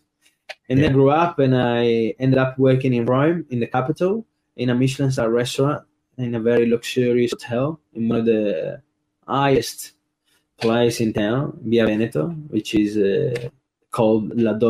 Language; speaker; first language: English; non-native, fluent; Italian